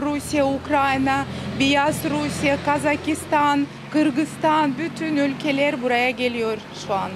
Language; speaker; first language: Turkish; non-native, learner; Russian